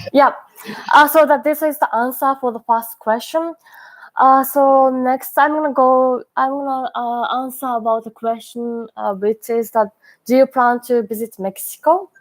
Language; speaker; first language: English; non-native, learner; Japanese